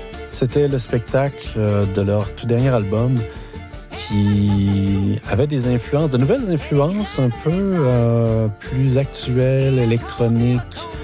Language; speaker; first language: French; native; French